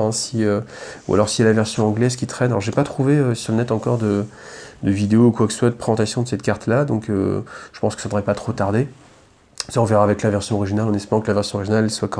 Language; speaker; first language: French; native; French